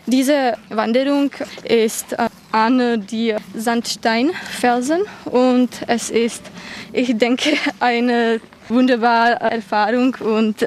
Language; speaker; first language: German; non-native, learner; Czech